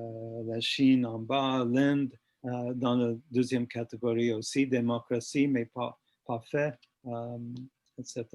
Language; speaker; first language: French; non-native, fluent; English